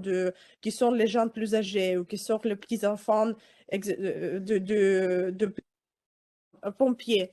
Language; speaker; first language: French; non-native, fluent; Ukrainian